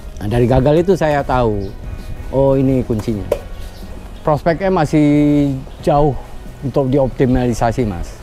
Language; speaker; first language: Indonesian; native; Indonesian